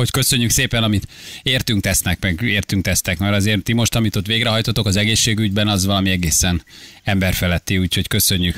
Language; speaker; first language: Hungarian; native; Hungarian